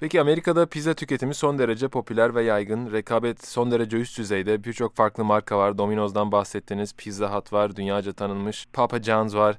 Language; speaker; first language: Turkish; native; Turkish